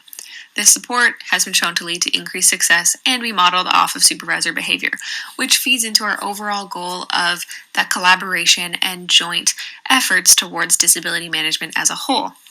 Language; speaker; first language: English; native; English